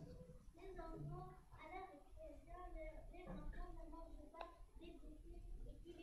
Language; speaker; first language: French; non-native, learner; Arabic